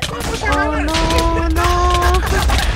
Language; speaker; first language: Spanish; native; Spanish